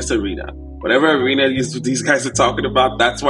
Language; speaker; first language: English; non-native, local second language; Igbo